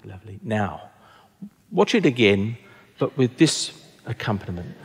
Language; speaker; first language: English; native; English